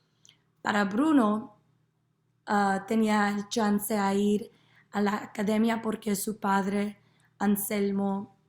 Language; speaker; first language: Spanish; non-native, learner; English